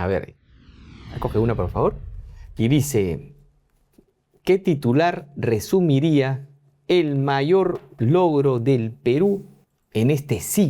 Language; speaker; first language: Spanish; native; Spanish